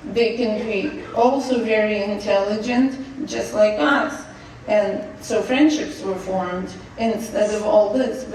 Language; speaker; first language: English; non-native, fluent; Russian